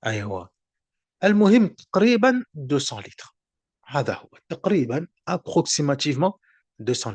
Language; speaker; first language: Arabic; non-native, fluent; French